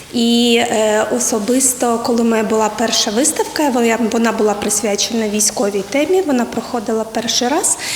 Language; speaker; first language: Ukrainian; native; Ukrainian